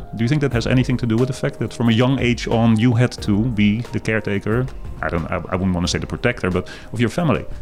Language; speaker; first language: English; non-native, fluent; Dutch